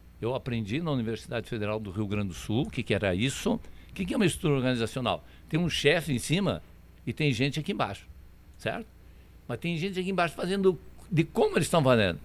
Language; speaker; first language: Portuguese; native; Portuguese